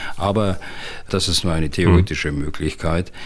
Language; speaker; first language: German; native; German